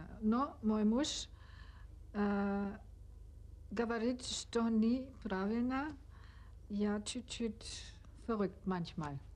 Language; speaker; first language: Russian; non-native, learner; German